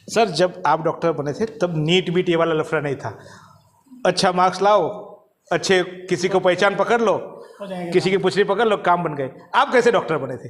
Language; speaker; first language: Hindi; non-native, local second language; Gujarati